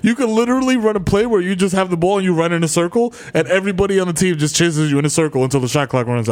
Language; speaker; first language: English; early bilingual, other home language; Spanish